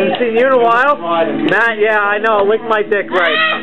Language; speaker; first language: English; native; English